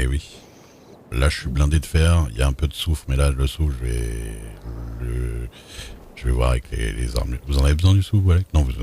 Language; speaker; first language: French; native; French